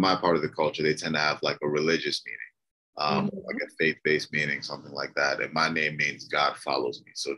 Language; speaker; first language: English; native; English